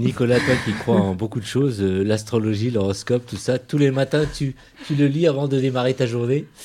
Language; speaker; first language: French; native; French